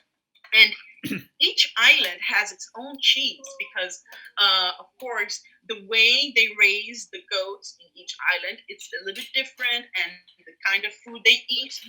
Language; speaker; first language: English; non-native, fluent; Kabuverdianu